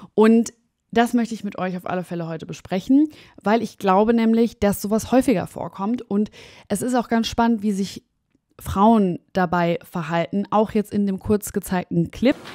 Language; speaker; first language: German; native; German